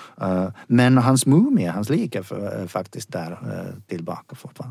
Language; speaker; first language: Swedish; non-native, fluent; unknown